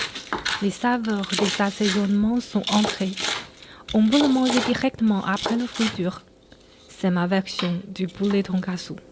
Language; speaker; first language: French; non-native, fluent; Chinese